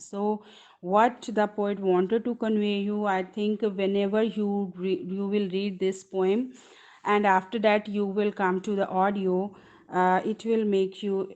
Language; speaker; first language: English; non-native, local second language; Punjabi